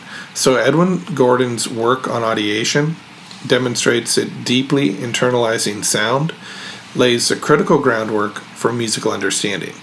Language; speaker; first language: English; native; English